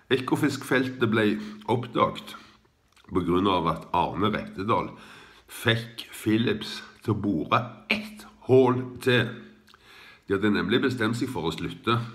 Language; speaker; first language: Norwegian; native; Norwegian